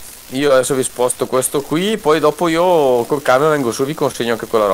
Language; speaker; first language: Italian; native; Italian